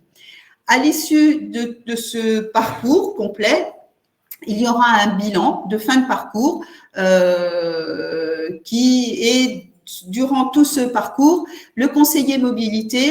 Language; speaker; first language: French; native; French